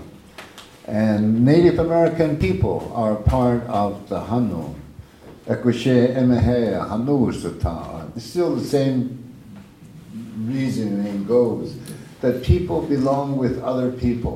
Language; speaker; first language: English; early bilingual, other home language; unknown